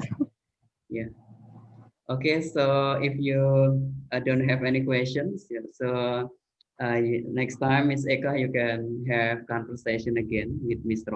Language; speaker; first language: English; non-native, fluent; Indonesian